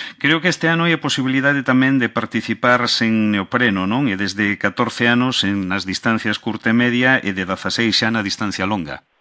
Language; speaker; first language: Galician; native; Galician